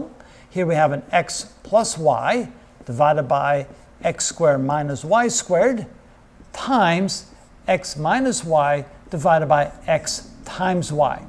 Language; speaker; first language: English; native; English